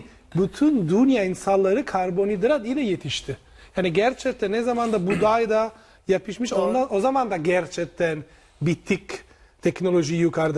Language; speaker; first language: Turkish; non-native, learner; Italian